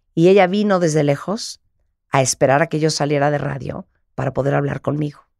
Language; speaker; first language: Spanish; native; Spanish